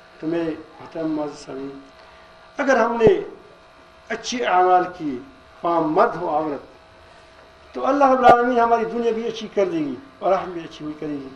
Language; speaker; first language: Urdu; non-native, local second language; Pashto